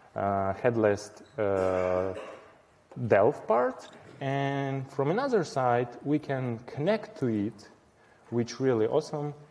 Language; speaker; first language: English; non-native, fluent; Ukrainian